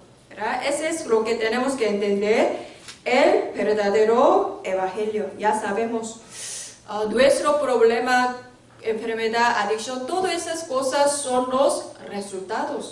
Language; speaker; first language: Spanish; non-native, learner; Korean